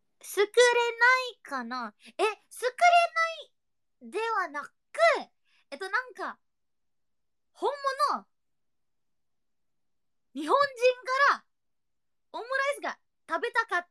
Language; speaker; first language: Japanese; non-native, learner; Indonesian